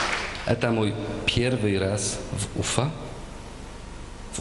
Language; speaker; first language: Russian; non-native, learner; Polish